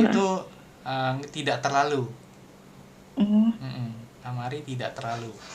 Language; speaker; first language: Indonesian; native; Indonesian